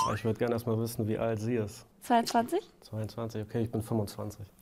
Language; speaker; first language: German; non-native, fluent; Russian